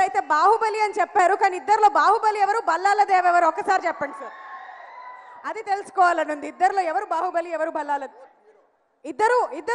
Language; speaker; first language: Telugu; native; Telugu